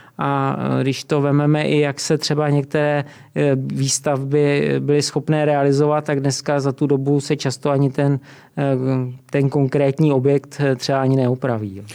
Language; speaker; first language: Czech; native; Czech